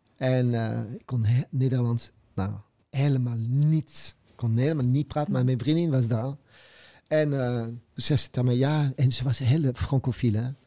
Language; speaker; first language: Dutch; non-native, fluent; French